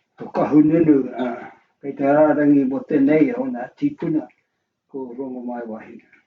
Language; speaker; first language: Māori; native; Māori